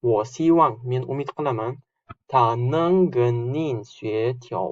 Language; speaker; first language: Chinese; non-native, fluent; Uzbek